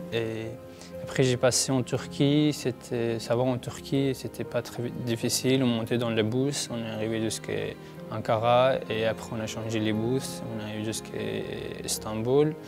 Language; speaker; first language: French; non-native, learner; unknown